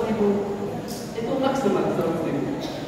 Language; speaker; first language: Indonesian; non-native, learner; Arabic